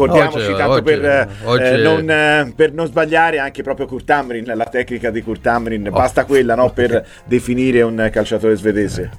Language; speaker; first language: Italian; native; Italian